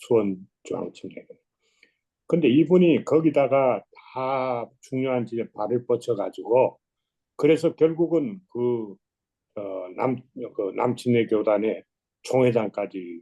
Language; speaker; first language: Korean; native; Korean